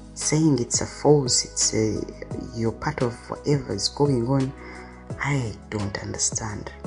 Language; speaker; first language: English; non-native, local second language; Ganda